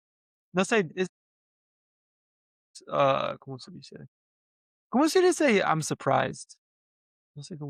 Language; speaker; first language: Spanish; non-native, learner; English